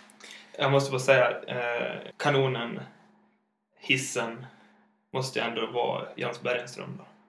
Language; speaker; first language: Swedish; native; Swedish